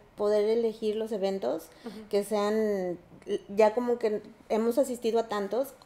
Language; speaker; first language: Spanish; native; Spanish